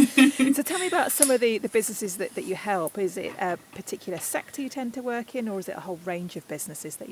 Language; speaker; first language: English; native; English